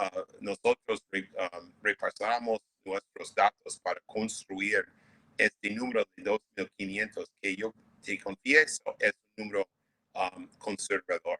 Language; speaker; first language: Spanish; non-native, fluent; English